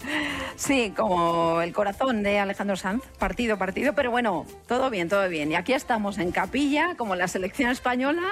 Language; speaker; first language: Spanish; native; Spanish